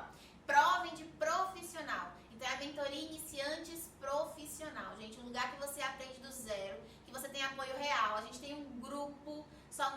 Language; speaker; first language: Portuguese; native; Portuguese